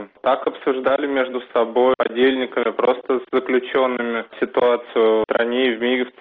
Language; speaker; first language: Russian; native; Russian